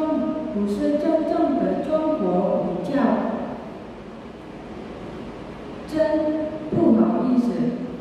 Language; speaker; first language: Chinese; non-native, learner; Indonesian